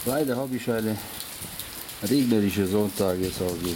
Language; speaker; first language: German; non-native, learner; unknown